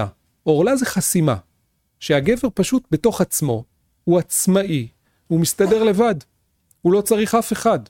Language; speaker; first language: Hebrew; native; Hebrew